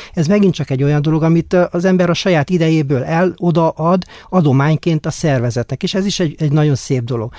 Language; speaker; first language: Hungarian; native; Hungarian